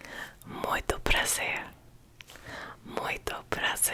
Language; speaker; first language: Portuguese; non-native, learner; English